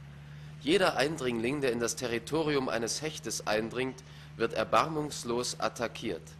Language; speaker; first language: German; native; German